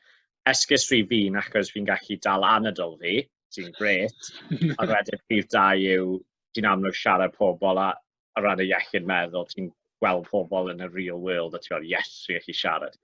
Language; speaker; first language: Welsh; native; Welsh